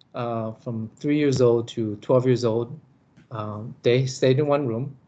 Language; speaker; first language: English; early bilingual, other home language; Lao